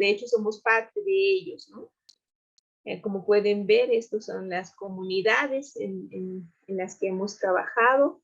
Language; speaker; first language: Spanish; native; Spanish